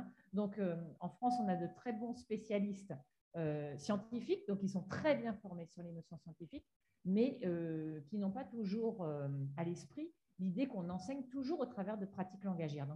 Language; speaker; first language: French; native; French